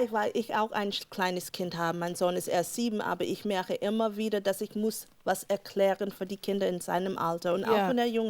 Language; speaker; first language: German; non-native, fluent; English